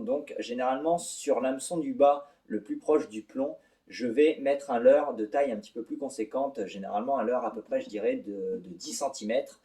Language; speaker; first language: French; native; French